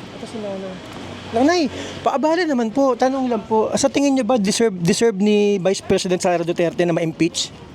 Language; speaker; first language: Filipino; native; Filipino